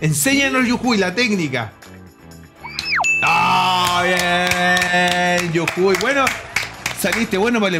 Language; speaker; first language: Spanish; native; Spanish